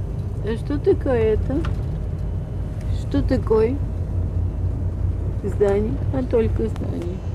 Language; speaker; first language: Russian; non-native, learner; Bulgarian